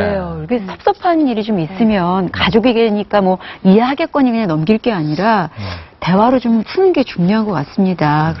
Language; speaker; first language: Korean; native; Korean